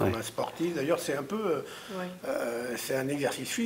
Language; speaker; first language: French; native; French